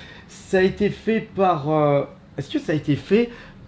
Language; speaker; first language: French; native; French